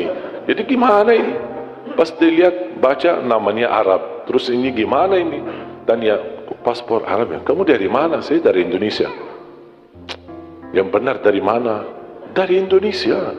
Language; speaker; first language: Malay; non-native, fluent; Arabic